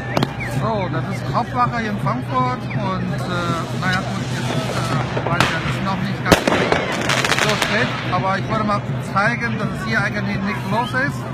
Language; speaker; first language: German; non-native, fluent; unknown